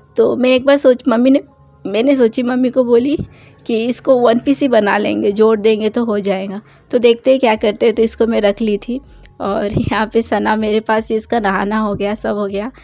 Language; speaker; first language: Hindi; non-native, local second language; Bangla